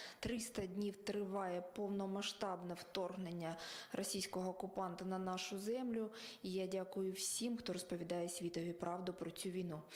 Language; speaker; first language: Ukrainian; native; Ukrainian